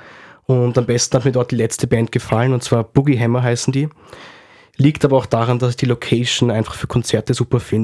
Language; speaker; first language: German; native; German